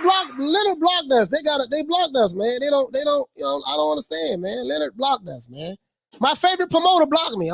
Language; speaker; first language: English; native; English